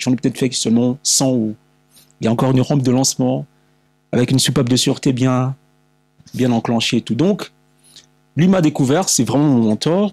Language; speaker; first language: French; non-native, local second language; Lingala